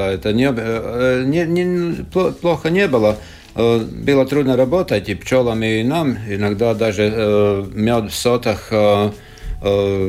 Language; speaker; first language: Russian; non-native, local second language; Latvian